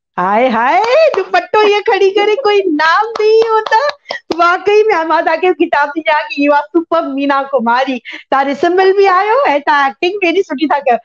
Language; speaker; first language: Sindhi; early bilingual, heritage; Sindhi